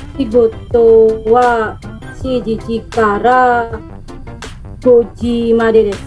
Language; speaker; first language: Japanese; non-native, learner; Indonesian